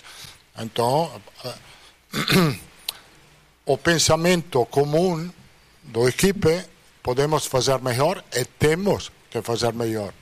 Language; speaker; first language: Portuguese; non-native, fluent; Italian